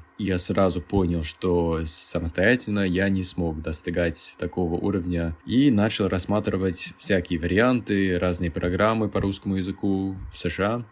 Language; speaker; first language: Russian; non-native, fluent; English